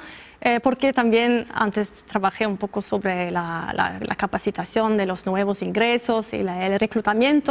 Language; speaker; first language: Spanish; non-native, fluent; Norwegian